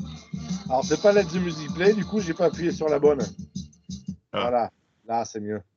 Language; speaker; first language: French; native; French